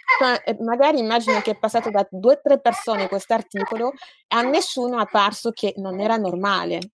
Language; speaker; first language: Italian; non-native, fluent; French